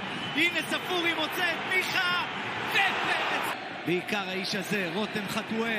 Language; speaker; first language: Hebrew; native; Hebrew